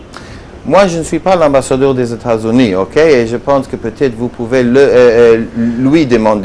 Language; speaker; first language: French; non-native, learner; Hebrew